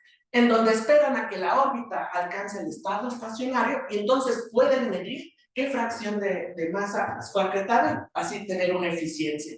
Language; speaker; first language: Spanish; native; Spanish